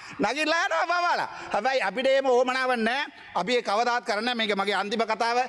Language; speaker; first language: Sinhala; non-native, local second language; Tamil